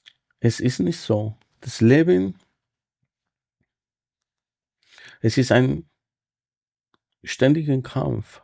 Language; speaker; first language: German; non-native, fluent; Spanish